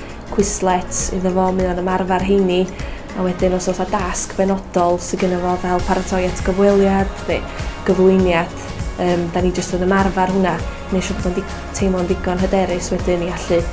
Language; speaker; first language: Welsh; native; Welsh